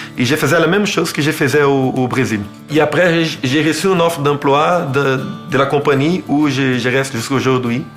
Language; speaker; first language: French; non-native, fluent; Portuguese